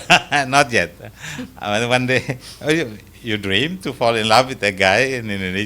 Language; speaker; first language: English; non-native, fluent; Indonesian